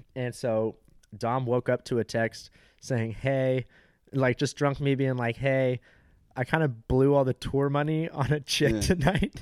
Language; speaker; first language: English; native; English